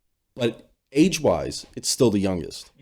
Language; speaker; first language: English; native; English